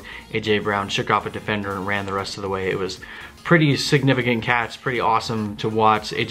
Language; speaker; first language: English; native; English